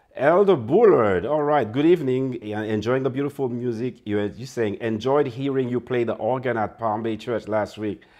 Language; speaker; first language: English; non-native, fluent; Haitian Creole